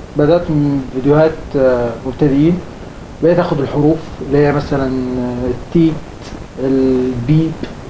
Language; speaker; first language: Arabic; native; Arabic